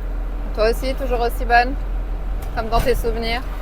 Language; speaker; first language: French; native; French